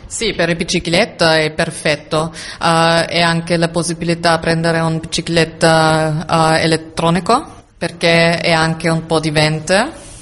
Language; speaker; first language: Italian; non-native, learner; German